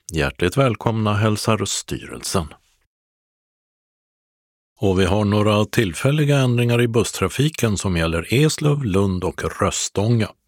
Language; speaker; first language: Swedish; native; Swedish